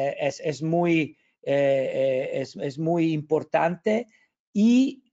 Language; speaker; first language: Spanish; non-native, learner; Italian